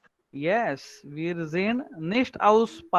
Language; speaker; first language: German; non-native, learner; Marathi